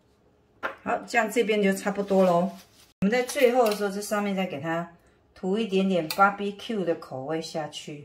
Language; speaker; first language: Chinese; native; Chinese